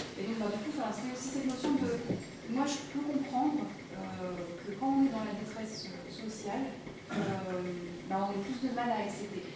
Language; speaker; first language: French; native; French